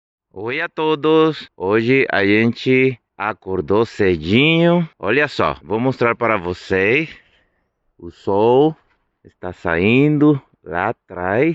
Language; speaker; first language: Portuguese; non-native, fluent; Spanish